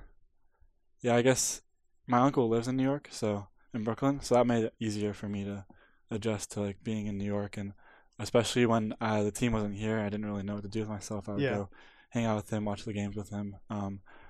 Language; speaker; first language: English; native; English